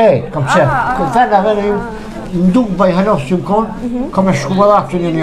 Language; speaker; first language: German; non-native, learner; Albanian